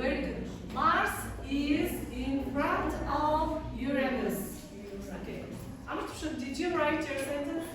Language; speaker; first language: English; non-native, fluent; Mongolian